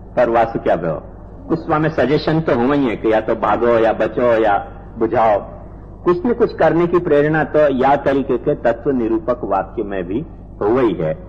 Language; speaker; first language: Hindi; native; Hindi